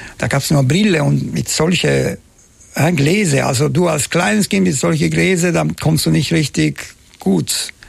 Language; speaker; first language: German; non-native, fluent; Italian